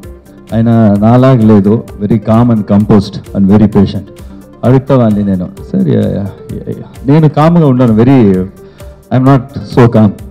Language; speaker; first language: Telugu; non-native, fluent; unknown